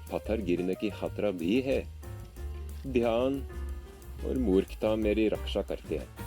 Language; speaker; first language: Hindi; non-native, fluent; Norwegian